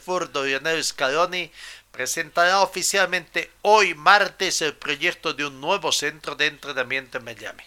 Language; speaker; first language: Spanish; native; Spanish